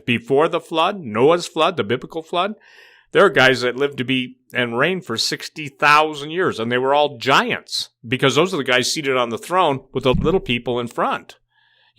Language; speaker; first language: English; native; English